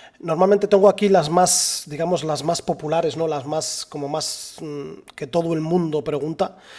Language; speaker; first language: Spanish; early bilingual, other home language; Arabic